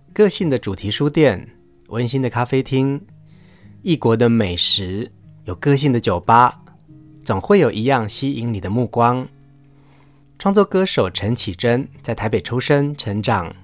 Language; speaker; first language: Chinese; native; Chinese